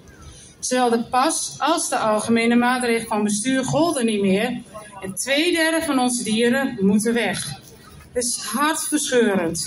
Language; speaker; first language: Dutch; native; Dutch